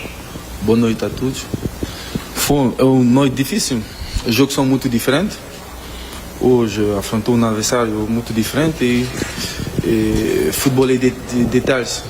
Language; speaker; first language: Portuguese; non-native, learner; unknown